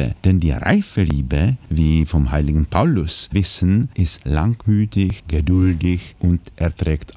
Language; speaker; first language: German; non-native, fluent; Czech